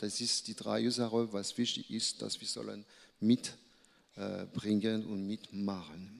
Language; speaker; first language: German; non-native, learner; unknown